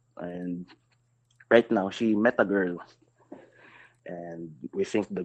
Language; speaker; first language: English; non-native, local second language; Filipino